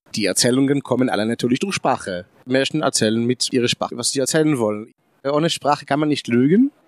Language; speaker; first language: German; early bilingual, other home language; Hebrew